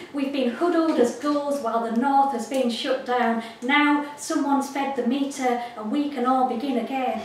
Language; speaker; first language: English; native; English